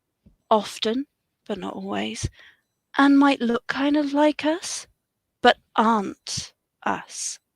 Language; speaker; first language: English; native; English